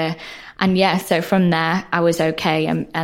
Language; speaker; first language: English; native; English